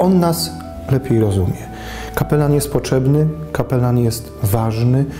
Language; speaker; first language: Polish; native; Polish